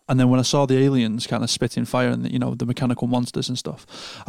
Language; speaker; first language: English; native; English